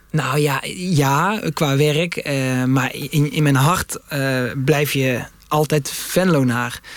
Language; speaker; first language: Dutch; native; Dutch